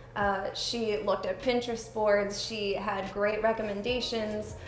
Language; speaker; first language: English; native; English